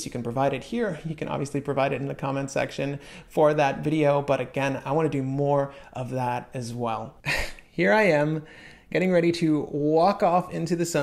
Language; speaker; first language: English; native; English